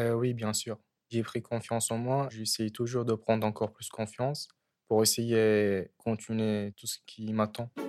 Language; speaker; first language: French; early bilingual, other home language; Arabic